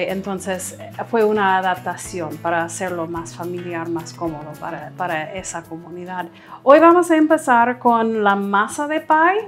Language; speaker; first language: Spanish; non-native, fluent; English